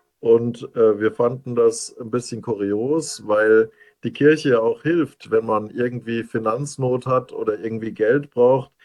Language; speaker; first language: German; native; German